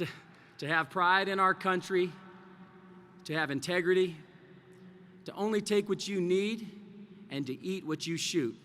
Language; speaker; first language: English; native; English